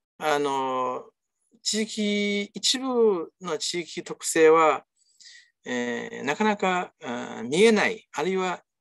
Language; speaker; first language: Japanese; non-native, fluent; Chinese